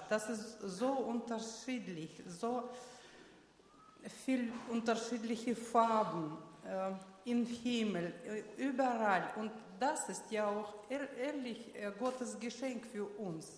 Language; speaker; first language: German; non-native, learner; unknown